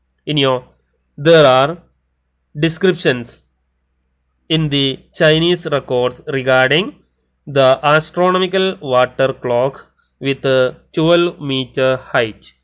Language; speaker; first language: English; non-native, local second language; Malayalam